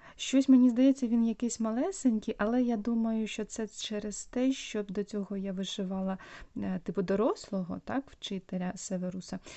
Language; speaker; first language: Ukrainian; non-native, local second language; Russian